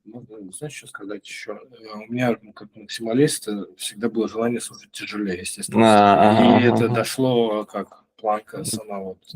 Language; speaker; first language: Russian; native; Russian